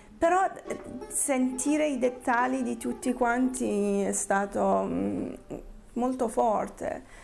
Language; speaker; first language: Italian; non-native, fluent; Persian